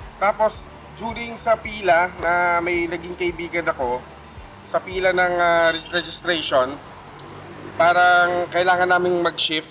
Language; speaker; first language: Filipino; non-native, local second language; Cebuano